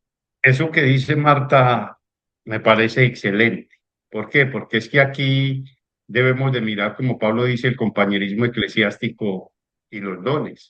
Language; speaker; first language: Spanish; native; Spanish